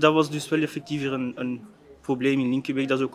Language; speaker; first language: Dutch; native; Dutch